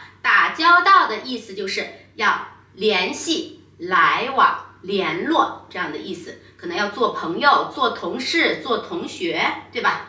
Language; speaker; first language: Chinese; native; Chinese